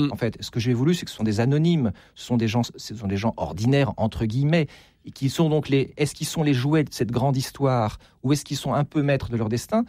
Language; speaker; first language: French; native; French